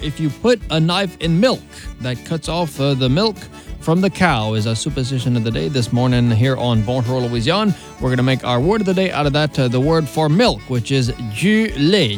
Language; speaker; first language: English; early bilingual, other home language; French